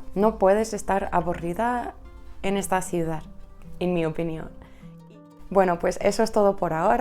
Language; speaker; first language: Spanish; non-native, fluent; English